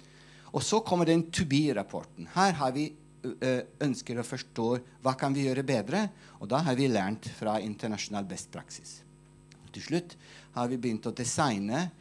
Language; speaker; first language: Norwegian; non-native, fluent; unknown